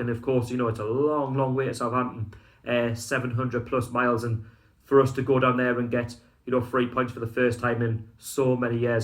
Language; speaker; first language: English; native; English